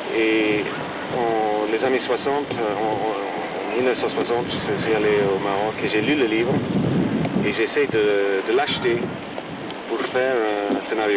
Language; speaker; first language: French; non-native, fluent; English